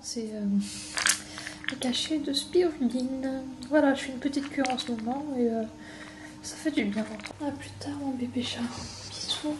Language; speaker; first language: French; native; French